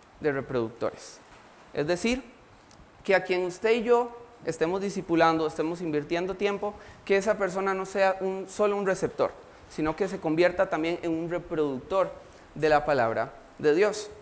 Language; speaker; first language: Spanish; native; Spanish